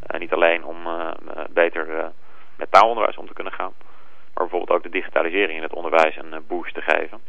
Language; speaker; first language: Dutch; native; Dutch